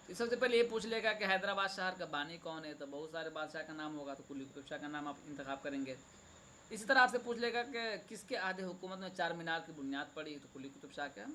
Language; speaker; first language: Urdu; native; Urdu